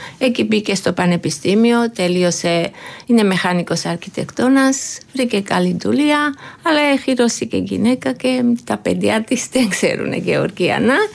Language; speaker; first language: Greek; non-native, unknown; Georgian